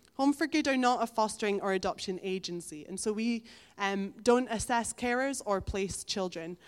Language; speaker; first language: English; native; English